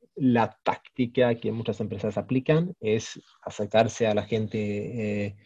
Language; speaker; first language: Spanish; early bilingual, heritage; Swedish